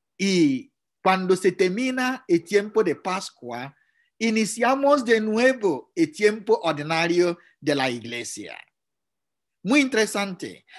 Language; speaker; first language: Spanish; non-native, fluent; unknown